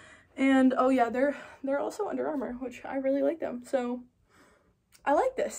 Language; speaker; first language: English; native; English